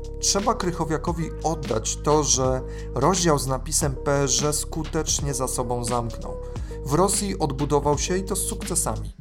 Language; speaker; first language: Polish; native; Polish